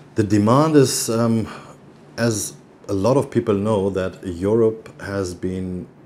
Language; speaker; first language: English; non-native, fluent; German